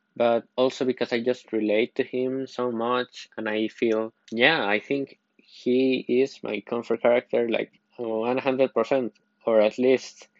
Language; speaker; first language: English; non-native, fluent; Spanish